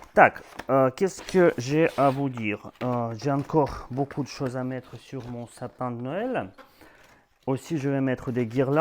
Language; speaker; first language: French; non-native, fluent; Russian